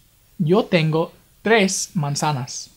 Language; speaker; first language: Spanish; non-native, fluent; English